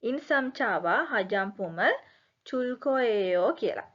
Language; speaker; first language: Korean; non-native, fluent; Sinhala